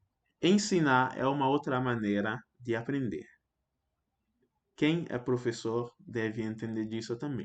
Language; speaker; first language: Portuguese; non-native, fluent; French